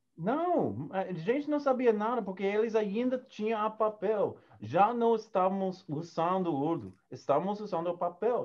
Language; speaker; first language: Portuguese; non-native, learner; English